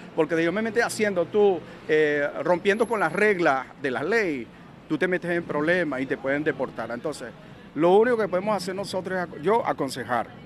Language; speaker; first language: Spanish; native; Spanish